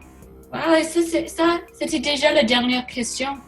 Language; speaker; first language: French; non-native, learner; English